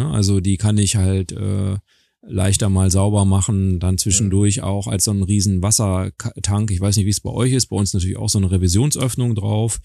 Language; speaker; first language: German; native; German